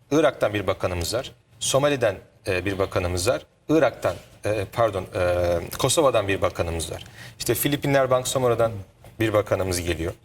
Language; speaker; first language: Turkish; native; Turkish